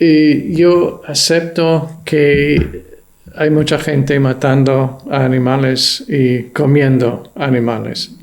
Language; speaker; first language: Spanish; non-native, fluent; English